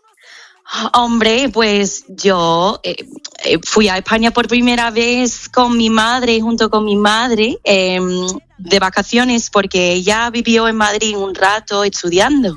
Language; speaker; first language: Spanish; non-native, fluent; English